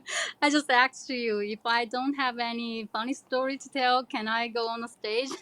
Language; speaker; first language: English; non-native, learner; Chinese